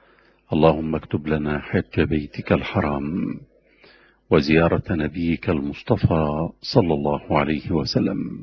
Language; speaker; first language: Arabic; native; Arabic